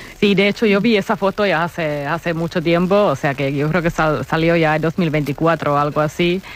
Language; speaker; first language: Spanish; non-native, fluent; Finnish